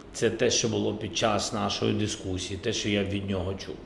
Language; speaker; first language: Ukrainian; non-native, local second language; Russian